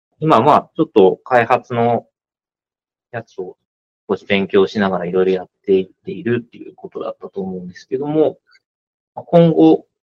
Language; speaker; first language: Japanese; native; Japanese